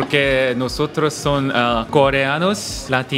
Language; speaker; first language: Spanish; non-native, learner; Korean